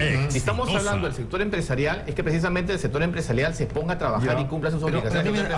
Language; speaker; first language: Spanish; native; Spanish